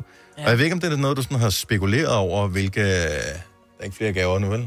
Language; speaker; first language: Danish; native; Danish